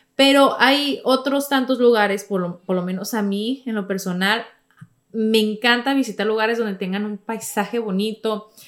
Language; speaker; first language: Spanish; native; Spanish